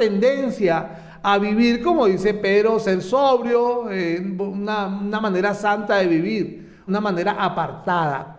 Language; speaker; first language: Spanish; native; Spanish